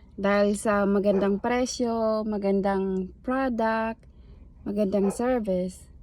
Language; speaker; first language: Filipino; native; Filipino